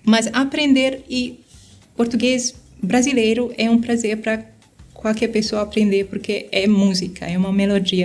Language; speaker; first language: Portuguese; non-native, fluent; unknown